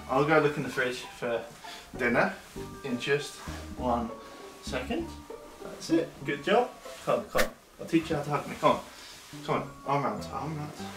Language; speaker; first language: English; native; English